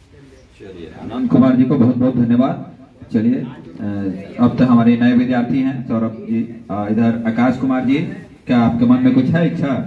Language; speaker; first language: Hindi; native; Hindi